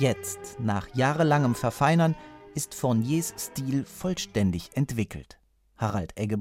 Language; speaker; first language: German; native; German